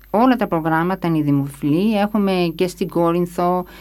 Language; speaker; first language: Greek; early bilingual, other home language; English